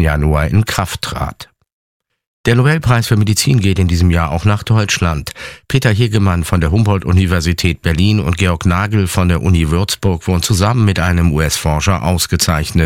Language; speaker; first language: German; native; German